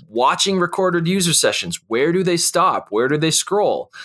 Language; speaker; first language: English; native; English